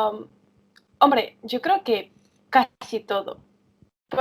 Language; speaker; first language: Spanish; early bilingual, other home language; Romanian